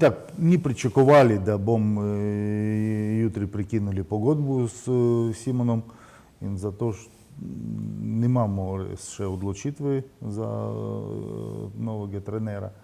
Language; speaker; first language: Slovenian; non-native, learner; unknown